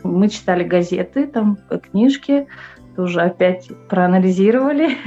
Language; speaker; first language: Russian; non-native, local second language; Yakut